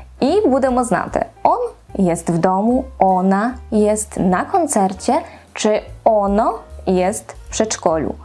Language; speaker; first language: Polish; non-native, fluent; Ukrainian